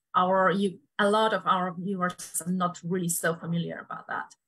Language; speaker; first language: English; non-native, fluent; Ukrainian